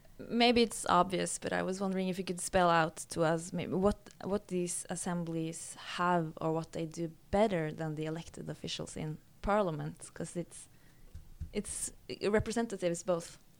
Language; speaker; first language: English; non-native, fluent; Norwegian